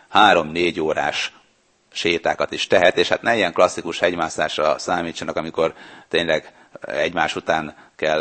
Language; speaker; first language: Hungarian; native; Hungarian